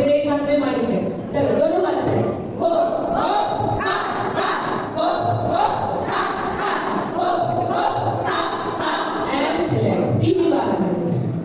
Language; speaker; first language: Hindi; non-native, local second language; Gujarati